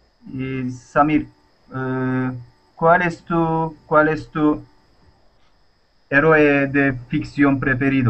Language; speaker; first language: Spanish; non-native, learner; Turkish